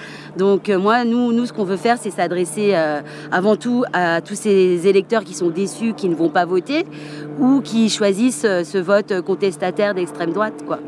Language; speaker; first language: French; native; French